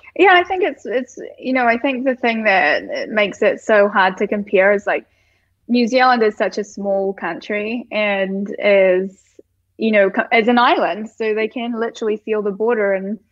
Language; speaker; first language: English; native; English